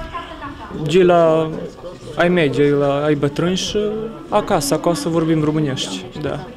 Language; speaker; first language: Romanian; early bilingual, heritage; Romanian